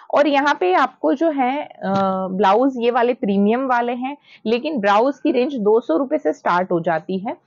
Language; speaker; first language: Hindi; non-native, local second language; Gujarati